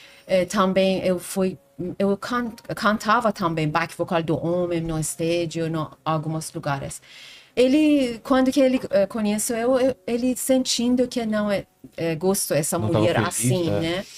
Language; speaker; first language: Portuguese; non-native, learner; Persian